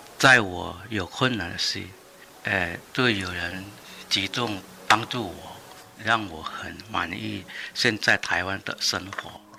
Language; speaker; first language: Chinese; non-native, fluent; Indonesian